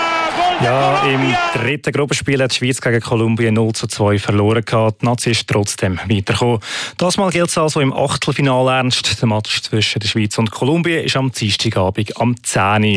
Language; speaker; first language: German; native; German